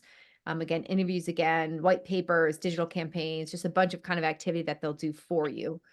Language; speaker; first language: English; native; English